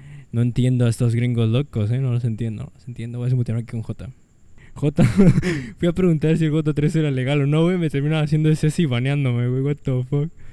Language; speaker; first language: Spanish; native; Spanish